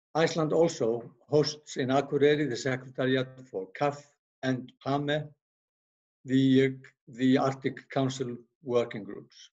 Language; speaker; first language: English; non-native, fluent; Icelandic